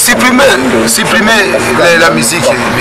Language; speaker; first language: French; non-native, learner; Rundi